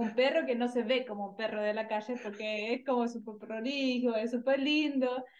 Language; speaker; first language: Spanish; non-native, fluent; German